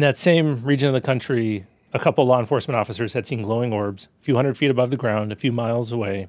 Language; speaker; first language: English; native; English